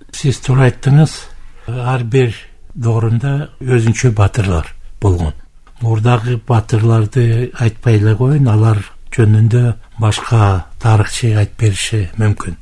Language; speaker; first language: Kyrgyz; native; Kyrgyz